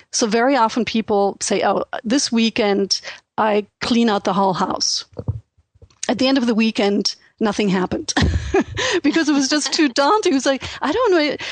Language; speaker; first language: English; non-native, fluent; German